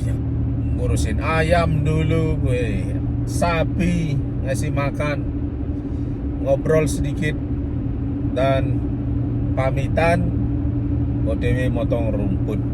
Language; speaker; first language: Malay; non-native, local second language; Balinese